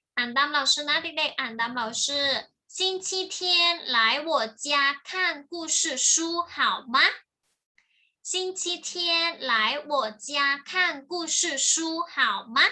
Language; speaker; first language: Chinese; non-native, fluent; Thai